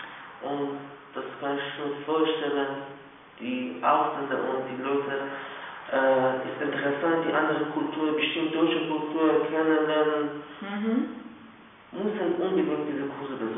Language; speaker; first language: German; non-native, learner; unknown